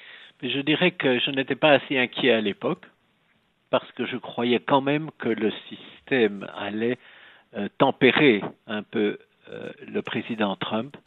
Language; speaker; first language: French; native; French